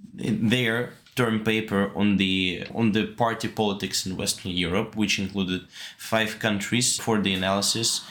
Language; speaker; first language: English; non-native, fluent; Russian